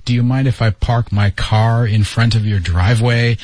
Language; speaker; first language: English; native; English